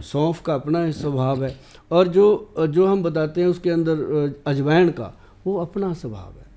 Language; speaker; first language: Hindi; native; Hindi